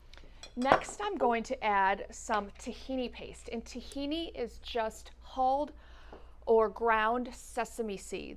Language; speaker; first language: English; native; English